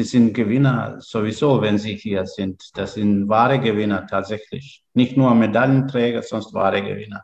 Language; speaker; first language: German; non-native, fluent; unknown